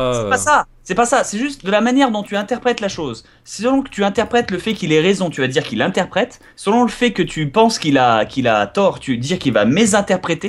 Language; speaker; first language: French; native; French